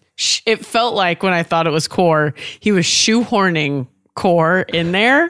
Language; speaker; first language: English; native; English